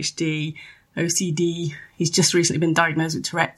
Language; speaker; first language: English; native; English